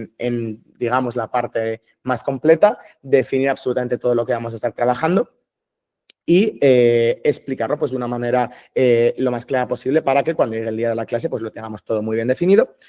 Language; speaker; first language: Spanish; native; Spanish